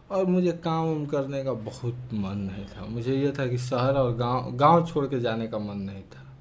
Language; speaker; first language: Hindi; native; Hindi